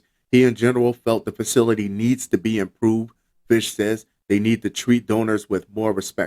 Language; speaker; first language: English; native; English